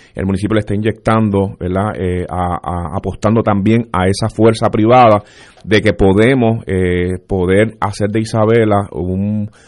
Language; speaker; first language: Spanish; native; Spanish